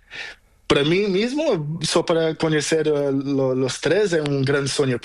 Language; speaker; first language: Spanish; non-native, learner; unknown